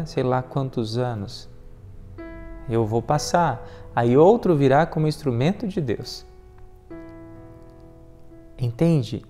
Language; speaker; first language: Portuguese; native; Portuguese